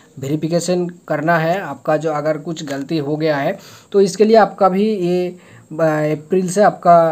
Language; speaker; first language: Hindi; non-native, local second language; Bangla